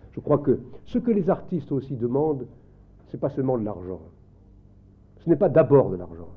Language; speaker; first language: French; native; French